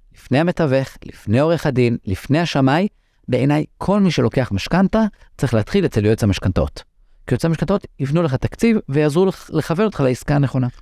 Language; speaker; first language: Hebrew; non-native, local second language; English